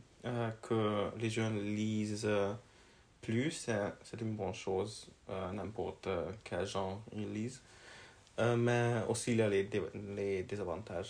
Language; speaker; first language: French; non-native, learner; Hungarian